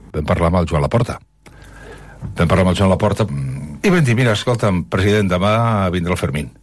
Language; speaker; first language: Catalan; native; Catalan